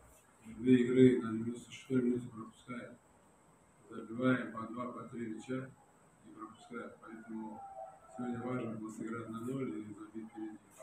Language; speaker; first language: Russian; non-native, local second language; Uzbek